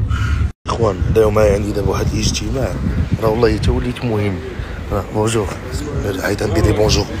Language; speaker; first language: Arabic; native; Arabic